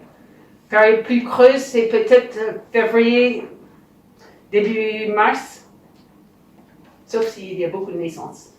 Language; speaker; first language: French; non-native, fluent; English